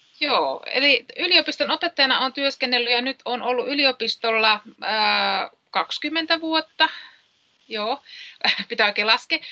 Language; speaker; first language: Finnish; native; Finnish